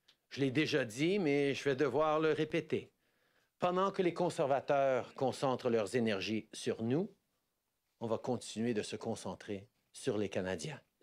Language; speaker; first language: French; native; French